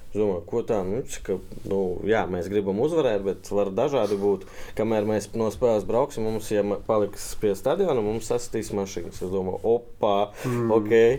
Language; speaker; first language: Latvian; native; Latvian